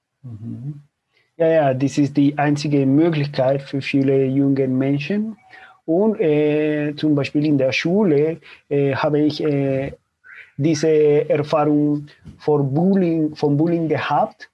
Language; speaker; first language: German; non-native, fluent; Spanish